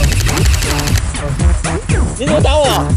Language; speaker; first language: Chinese; native; Chinese